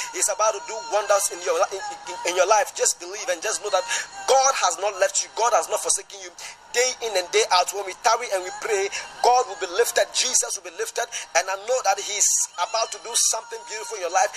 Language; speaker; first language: English; non-native, local second language; Akan